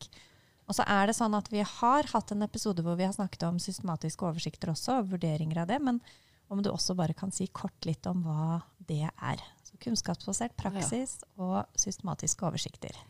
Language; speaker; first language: Norwegian; native; Norwegian